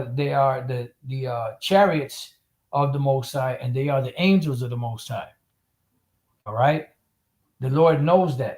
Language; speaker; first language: English; native; English